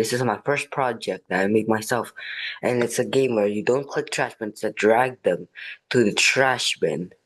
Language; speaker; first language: English; non-native, fluent; Indonesian